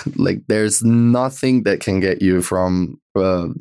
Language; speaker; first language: English; non-native, fluent; Italian